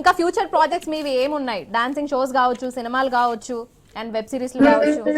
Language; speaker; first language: Telugu; native; Telugu